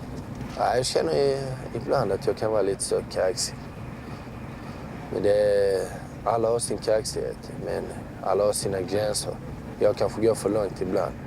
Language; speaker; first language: Swedish; early bilingual, other home language; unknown